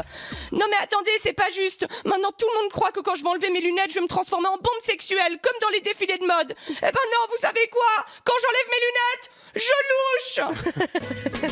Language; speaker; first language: French; native; French